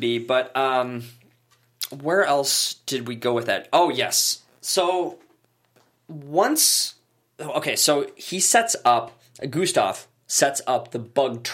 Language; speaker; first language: English; native; English